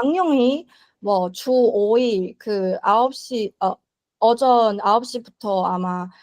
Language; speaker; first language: Korean; non-native, learner; Chinese